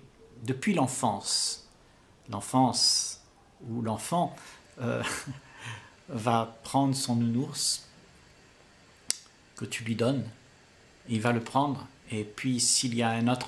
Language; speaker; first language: French; native; French